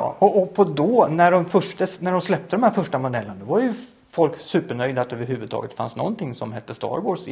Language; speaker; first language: Swedish; native; Swedish